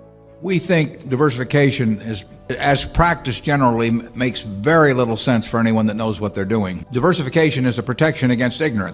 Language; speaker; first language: English; native; English